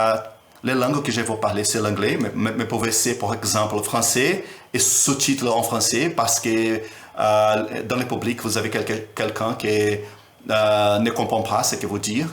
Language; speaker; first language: French; non-native, learner; Portuguese